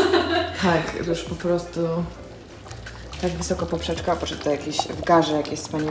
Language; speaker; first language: Polish; native; Polish